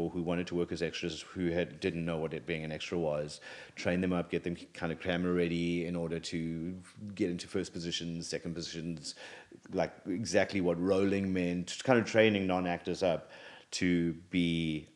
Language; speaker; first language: English; native; English